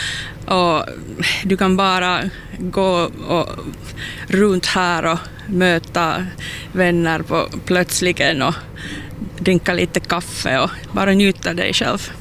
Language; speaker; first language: Swedish; non-native, local second language; Finnish